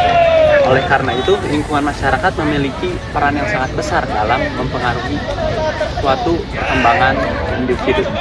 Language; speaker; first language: Indonesian; native; Indonesian